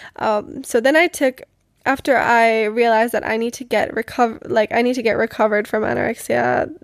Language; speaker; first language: English; non-native, fluent; Czech